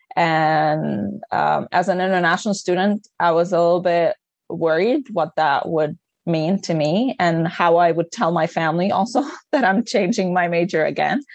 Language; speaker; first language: English; non-native, fluent; Arabic